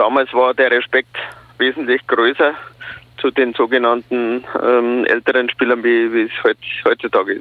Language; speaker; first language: German; native; German